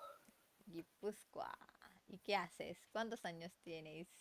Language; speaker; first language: Spanish; non-native, learner; Indonesian